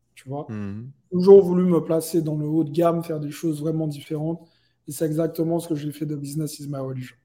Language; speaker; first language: French; native; French